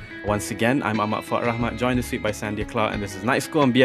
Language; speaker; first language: English; non-native, local second language; Malay